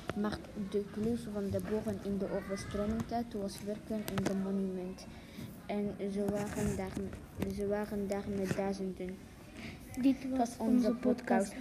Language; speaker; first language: Dutch; non-native, local second language; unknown